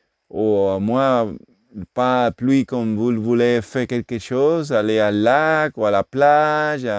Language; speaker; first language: French; non-native, learner; English